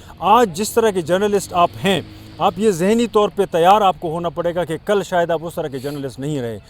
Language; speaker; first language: Urdu; non-native, local second language; Pashto